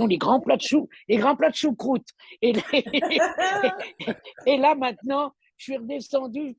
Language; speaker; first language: French; native; French